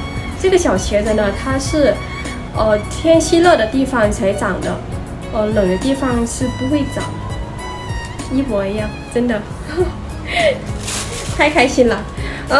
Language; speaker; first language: Chinese; non-native, fluent; Lao